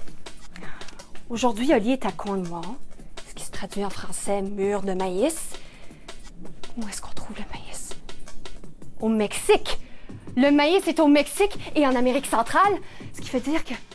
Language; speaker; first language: French; native; French